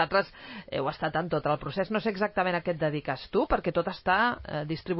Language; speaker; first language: Catalan; native; Catalan